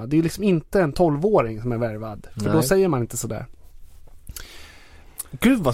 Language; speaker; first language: Swedish; native; Swedish